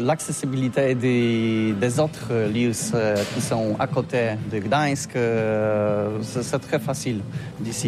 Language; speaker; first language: French; non-native, learner; Polish